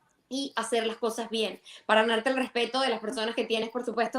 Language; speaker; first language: Spanish; native; Spanish